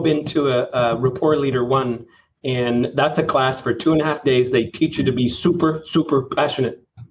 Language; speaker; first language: English; native; English